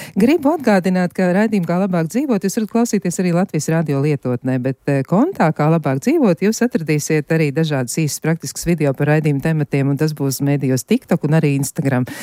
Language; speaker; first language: Latvian; native; Latvian